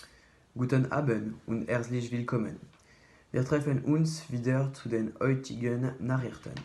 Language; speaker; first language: German; non-native, learner; French